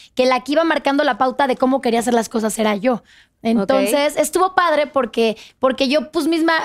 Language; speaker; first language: Spanish; native; Spanish